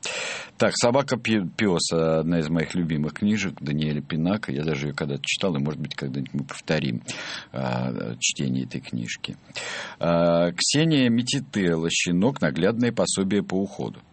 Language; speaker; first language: Russian; native; Russian